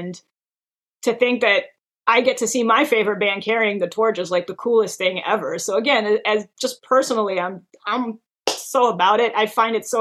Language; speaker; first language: English; non-native, fluent; Hebrew